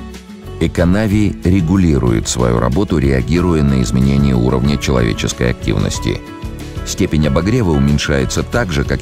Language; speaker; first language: Russian; native; Russian